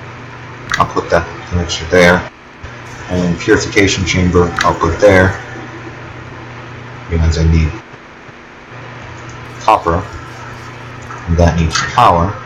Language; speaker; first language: English; native; English